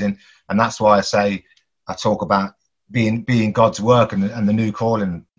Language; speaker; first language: English; native; English